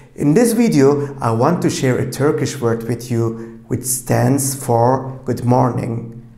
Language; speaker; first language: English; non-native, fluent; Turkish